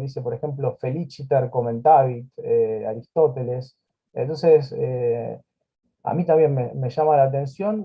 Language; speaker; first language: Spanish; native; Spanish